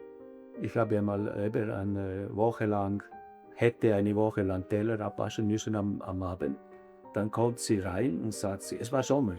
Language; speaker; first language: German; early bilingual, other home language; Italian